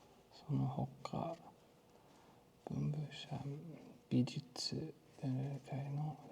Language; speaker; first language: Japanese; non-native, learner; English